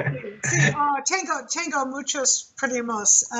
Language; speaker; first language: Spanish; non-native, learner; English